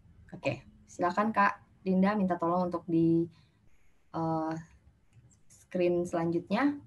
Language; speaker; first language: Indonesian; native; Indonesian